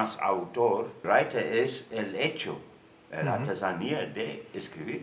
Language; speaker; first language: Spanish; non-native, fluent; English